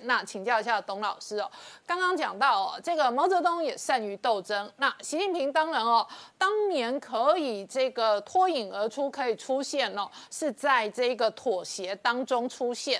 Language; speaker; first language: Chinese; native; Chinese